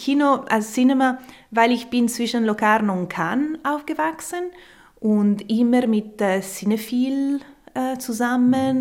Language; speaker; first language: German; non-native, local second language; Italian